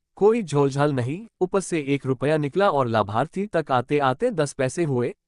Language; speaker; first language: Hindi; non-native, local second language; Marathi